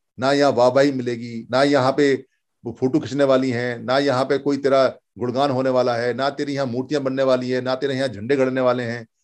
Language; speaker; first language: Hindi; native; Hindi